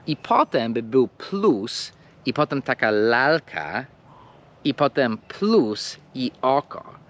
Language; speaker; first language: Polish; early bilingual, heritage; English